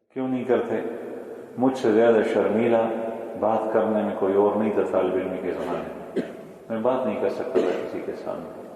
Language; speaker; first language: Urdu; non-native, local second language; Pashto